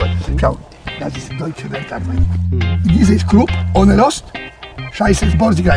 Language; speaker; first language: German; non-native, learner; Polish